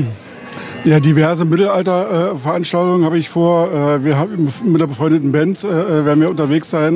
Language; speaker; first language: German; native; German